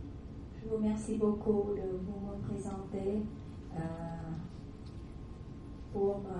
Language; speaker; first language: French; non-native, learner; Vietnamese